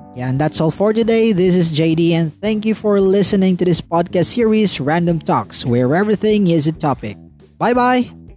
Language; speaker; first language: English; non-native, local second language; Filipino